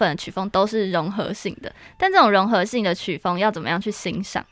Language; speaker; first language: Chinese; native; Chinese